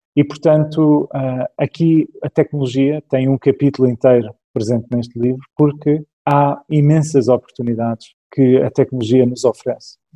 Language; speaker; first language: Portuguese; early bilingual, other home language; English